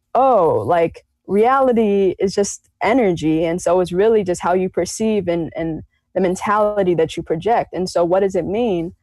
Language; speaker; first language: English; native; English